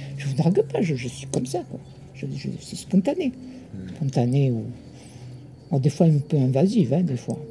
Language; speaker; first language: French; early bilingual, other home language; Italian